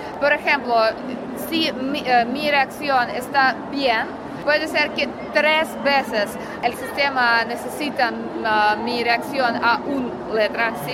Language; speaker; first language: Spanish; non-native, learner; Russian